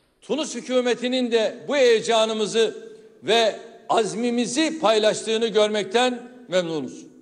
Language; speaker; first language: Turkish; native; Turkish